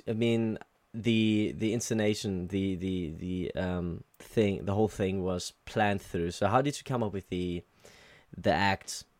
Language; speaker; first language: English; non-native, fluent; German